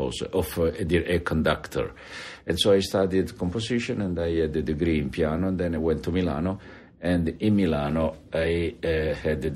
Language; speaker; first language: English; non-native, fluent; Italian